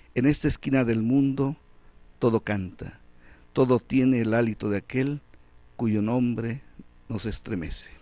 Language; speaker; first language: Spanish; native; Spanish